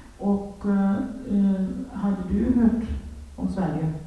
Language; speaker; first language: Swedish; native; Swedish